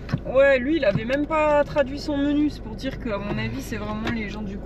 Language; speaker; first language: French; native; French